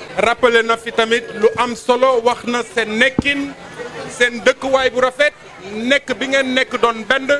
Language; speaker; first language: Wolof; native; Wolof